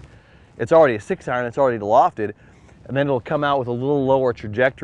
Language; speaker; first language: English; native; English